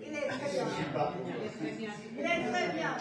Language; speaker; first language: French; non-native, fluent; Portuguese